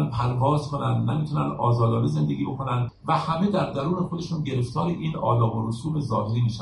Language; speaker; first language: Persian; native; Persian